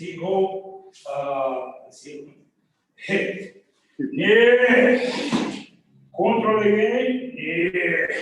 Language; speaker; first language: English; non-native, learner; Spanish